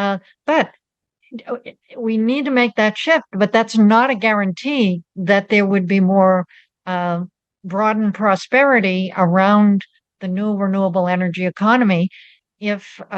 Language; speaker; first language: English; native; English